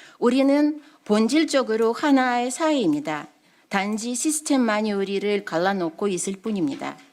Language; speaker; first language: Korean; non-native, fluent; Russian